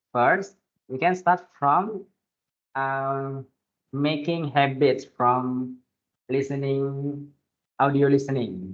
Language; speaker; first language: English; non-native, fluent; Indonesian